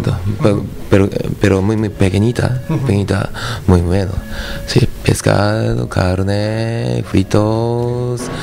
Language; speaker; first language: Spanish; non-native, learner; Japanese